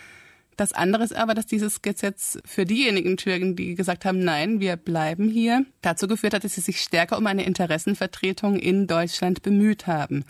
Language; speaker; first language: German; native; German